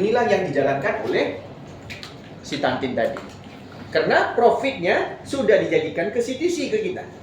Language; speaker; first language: Indonesian; native; Indonesian